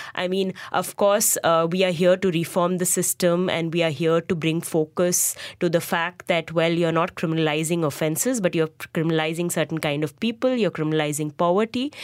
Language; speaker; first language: English; non-native, local second language; Hindi